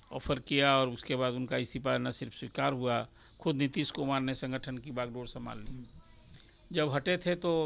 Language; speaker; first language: Hindi; native; Hindi